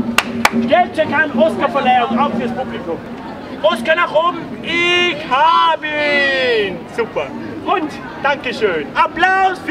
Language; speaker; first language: German; native; German